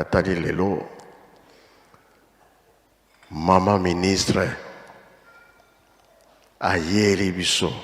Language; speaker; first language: Lingala; non-native, local second language; Kongo